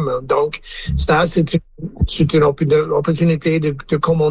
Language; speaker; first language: French; non-native, learner; English